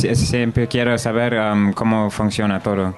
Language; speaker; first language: Spanish; non-native, learner; English